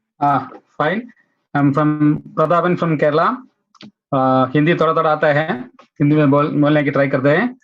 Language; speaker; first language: Hindi; non-native, local second language; Malayalam